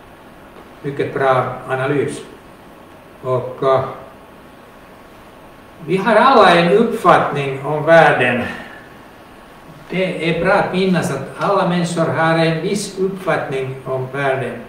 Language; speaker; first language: Swedish; non-native, local second language; Finnish